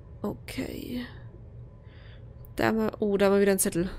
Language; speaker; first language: German; native; German